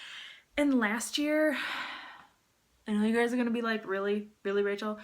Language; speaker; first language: English; native; English